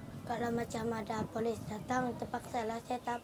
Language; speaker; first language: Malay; early bilingual, other home language; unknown